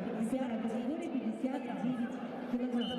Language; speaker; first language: Russian; native; Russian